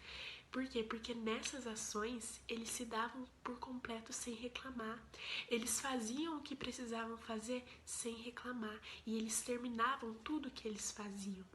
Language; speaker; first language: Portuguese; native; Portuguese